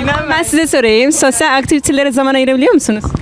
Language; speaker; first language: Turkish; native; Turkish